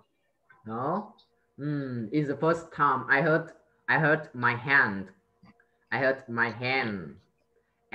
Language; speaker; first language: English; non-native, fluent; Vietnamese